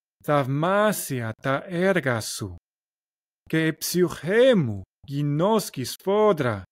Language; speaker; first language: Greek; non-native, learner; English